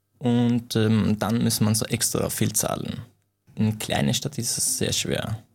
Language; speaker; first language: German; non-native, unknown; Persian